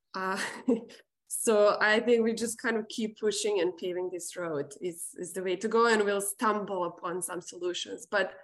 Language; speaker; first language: English; non-native, fluent; Serbian